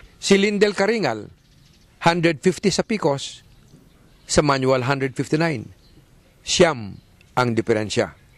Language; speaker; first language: Filipino; native; Filipino